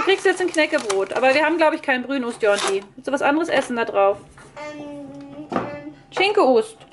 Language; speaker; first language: German; native; German